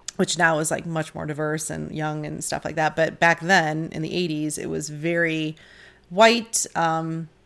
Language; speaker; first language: English; native; English